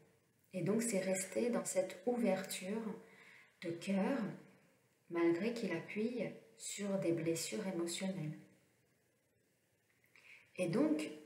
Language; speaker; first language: French; native; French